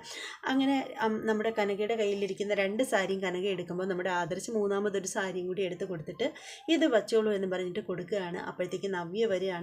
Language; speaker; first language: Malayalam; native; Malayalam